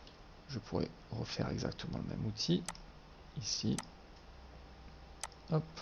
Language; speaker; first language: French; native; French